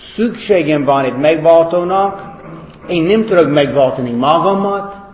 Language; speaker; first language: Hungarian; non-native, fluent; English